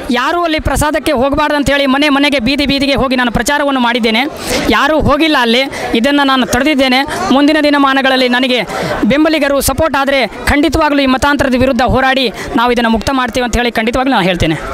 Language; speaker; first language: Kannada; non-native, local second language; Lambadi